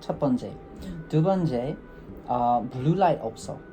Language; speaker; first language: Korean; non-native, learner; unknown